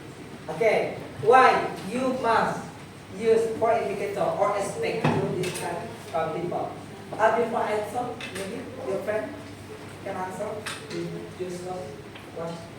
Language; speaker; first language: English; non-native, fluent; Indonesian